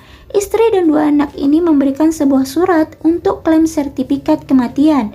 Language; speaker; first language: Indonesian; native; Indonesian